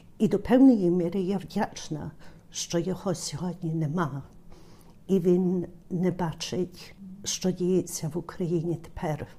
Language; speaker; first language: Ukrainian; early bilingual, heritage; Ukrainian